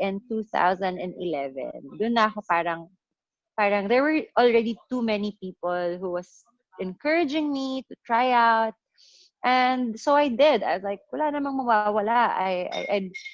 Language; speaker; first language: English; non-native, local second language; Hiligaynon